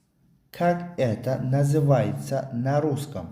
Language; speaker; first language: Russian; non-native, local second language; Tajik